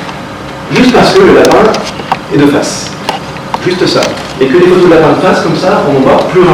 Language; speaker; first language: French; native; French